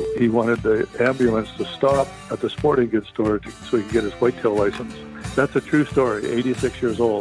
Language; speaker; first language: English; native; English